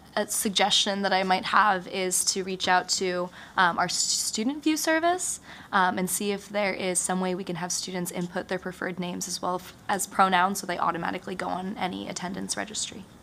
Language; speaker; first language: English; early bilingual, other home language; Japanese